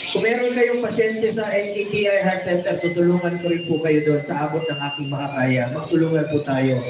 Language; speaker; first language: Filipino; non-native, local second language; Cebuano